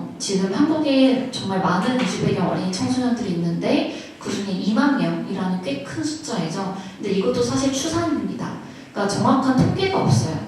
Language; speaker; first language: Korean; early bilingual, other home language; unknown